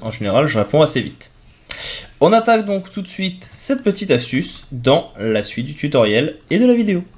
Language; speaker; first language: French; native; French